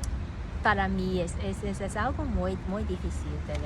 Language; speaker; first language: Spanish; non-native, learner; Cantonese